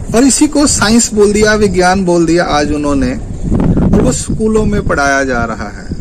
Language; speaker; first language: Hindi; non-native, local second language; Marathi